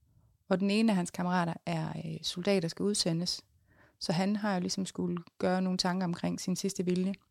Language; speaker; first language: Danish; native; Danish